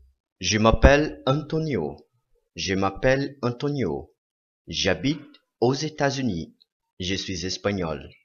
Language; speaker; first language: French; non-native, fluent; Portuguese